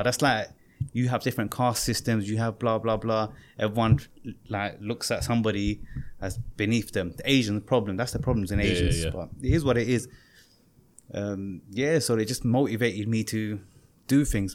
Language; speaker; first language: English; native; English